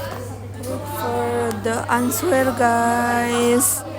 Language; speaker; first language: English; non-native, learner; Indonesian